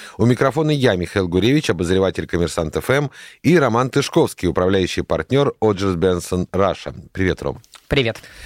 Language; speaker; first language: Russian; native; Russian